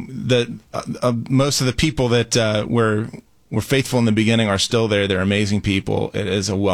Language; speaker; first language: English; native; English